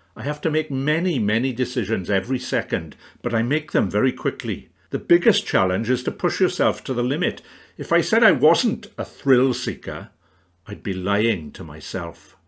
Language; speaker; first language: English; native; English